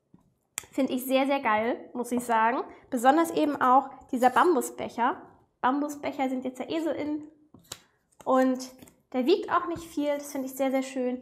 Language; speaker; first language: German; native; German